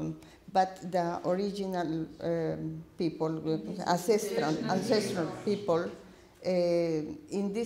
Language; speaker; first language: English; non-native, learner; Spanish